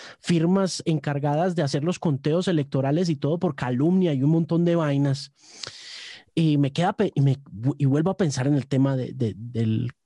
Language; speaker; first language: Spanish; native; Spanish